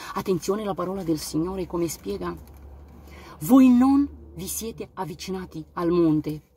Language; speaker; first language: Italian; non-native, fluent; Romanian